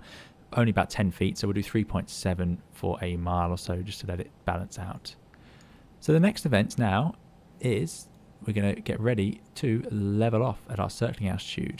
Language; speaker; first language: English; native; English